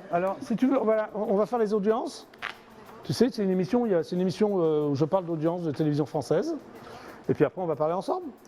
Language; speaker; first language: French; native; French